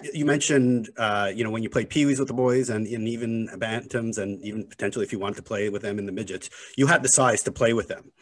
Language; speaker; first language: English; native; English